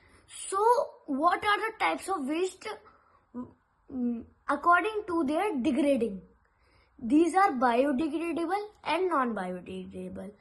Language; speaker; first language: English; non-native, local second language; Hindi